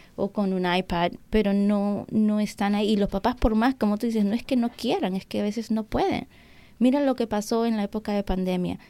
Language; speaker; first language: Spanish; native; Spanish